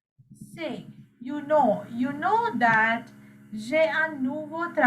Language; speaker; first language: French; non-native, learner; Sinhala